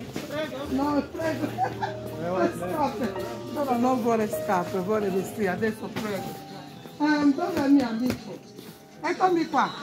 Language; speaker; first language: Italian; non-native, learner; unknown